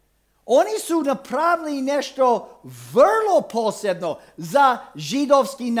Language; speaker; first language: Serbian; non-native, fluent; English